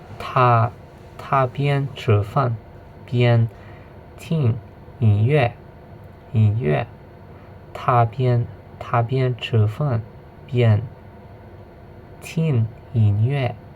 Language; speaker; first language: Chinese; non-native, learner; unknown